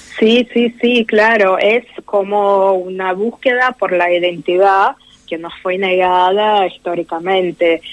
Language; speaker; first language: Spanish; non-native, fluent; Portuguese